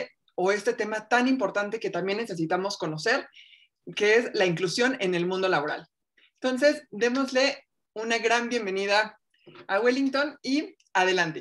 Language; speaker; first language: Spanish; native; Spanish